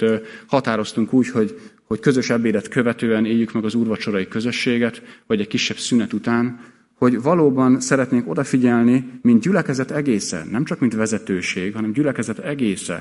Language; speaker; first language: Hungarian; native; Hungarian